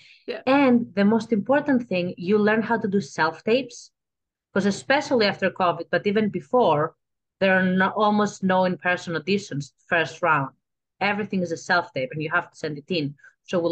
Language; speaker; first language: English; non-native, fluent; Greek